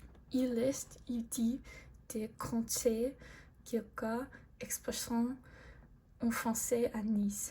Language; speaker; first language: French; non-native, learner; English